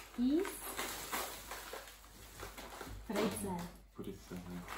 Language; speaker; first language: English; non-native, learner; Italian